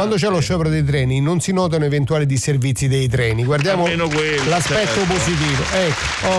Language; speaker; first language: Italian; native; Italian